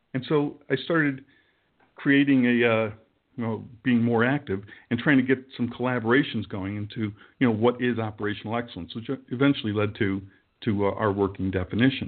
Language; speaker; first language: English; native; English